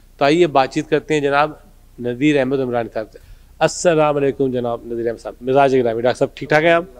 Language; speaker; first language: Urdu; native; Urdu